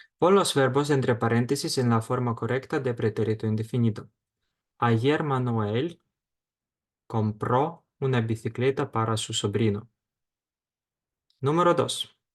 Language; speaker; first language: Spanish; non-native, fluent; Ukrainian